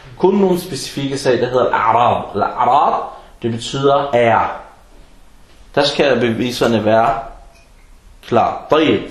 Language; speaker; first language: Danish; non-native, fluent; Arabic